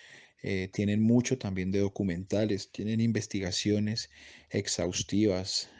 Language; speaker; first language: Spanish; native; Spanish